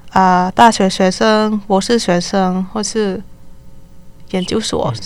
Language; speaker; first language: Chinese; non-native, learner; Thai